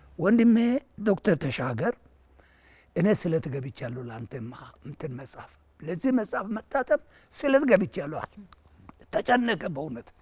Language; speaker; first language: Amharic; non-native, local second language; Wolaytta